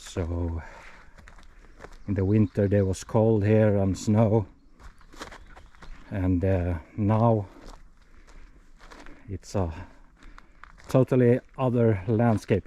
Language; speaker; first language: English; non-native, fluent; Swedish